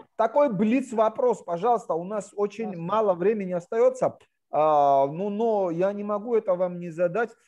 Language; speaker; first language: Russian; non-native, local second language; Georgian